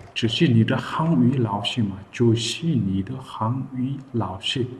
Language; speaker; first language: Chinese; non-native, learner; Mongolian